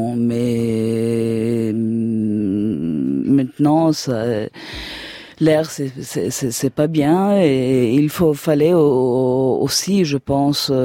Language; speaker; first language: French; non-native, fluent; German